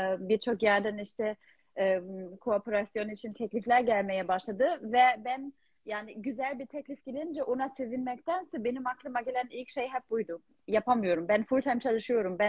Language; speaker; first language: Turkish; non-native, fluent; German